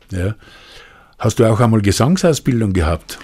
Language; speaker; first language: German; native; German